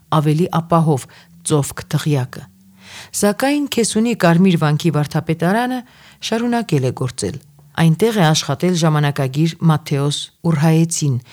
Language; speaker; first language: Armenian; native; Armenian